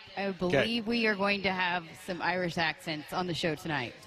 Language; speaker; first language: English; native; English